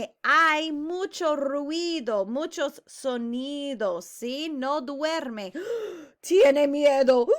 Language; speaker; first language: Spanish; non-native, fluent; English